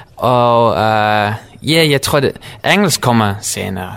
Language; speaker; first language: Danish; non-native, learner; Dutch